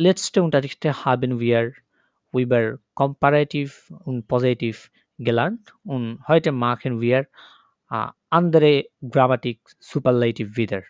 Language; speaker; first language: German; non-native, learner; Bangla